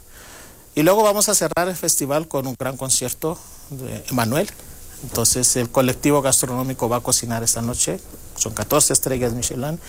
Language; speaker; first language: Spanish; non-native, fluent; Greek